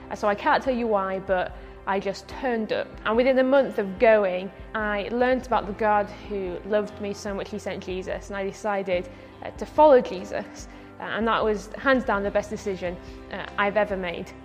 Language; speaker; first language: English; native; English